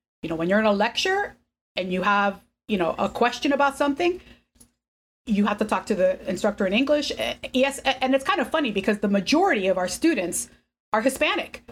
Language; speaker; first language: English; early bilingual, other home language; Spanish